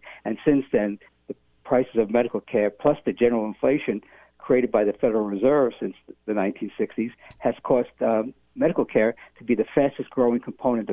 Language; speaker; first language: English; native; English